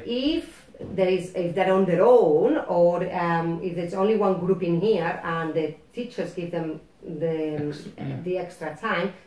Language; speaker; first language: English; non-native, fluent; Spanish